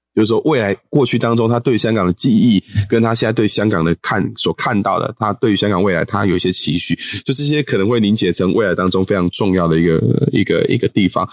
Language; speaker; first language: Chinese; native; Chinese